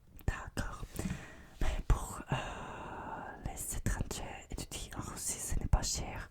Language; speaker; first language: French; non-native, learner; Russian